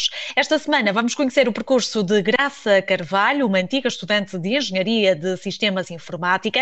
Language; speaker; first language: Portuguese; native; Portuguese